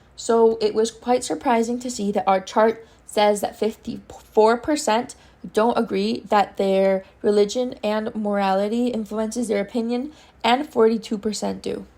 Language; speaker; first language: English; non-native, fluent; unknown